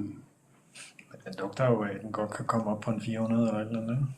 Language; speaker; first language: Danish; native; Danish